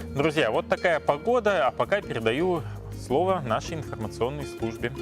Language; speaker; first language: Russian; native; Russian